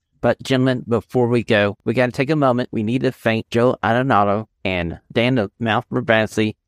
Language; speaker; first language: English; native; English